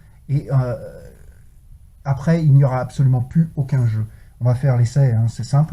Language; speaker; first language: French; native; French